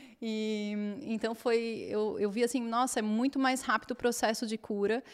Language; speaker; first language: Portuguese; native; Portuguese